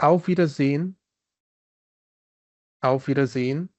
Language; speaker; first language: German; non-native, fluent; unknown